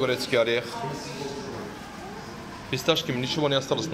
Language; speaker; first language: Russian; non-native, learner; Turkish